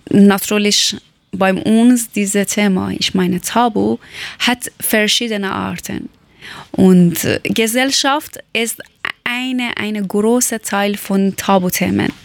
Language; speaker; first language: German; non-native, learner; Persian